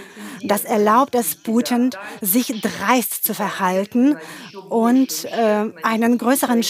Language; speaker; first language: German; non-native, fluent; Ukrainian